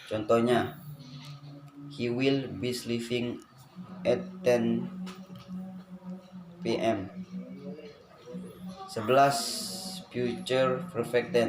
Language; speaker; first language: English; non-native, learner; Indonesian